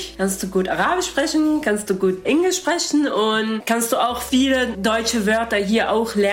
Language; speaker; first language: German; non-native, learner; Arabic